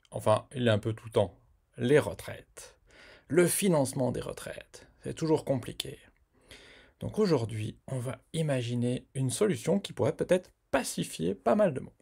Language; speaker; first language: French; native; French